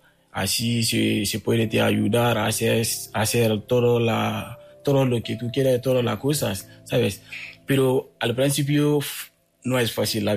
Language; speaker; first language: Spanish; non-native, fluent; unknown